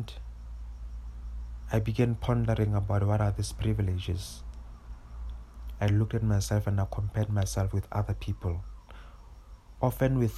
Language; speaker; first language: English; non-native, local second language; Northern Sotho